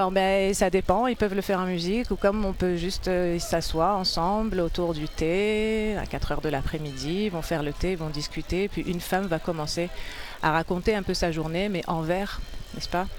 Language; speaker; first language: French; non-native, local second language; Arabic